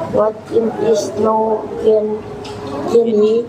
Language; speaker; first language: English; non-native, learner; Indonesian